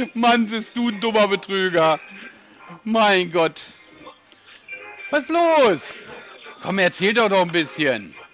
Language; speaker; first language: German; native; German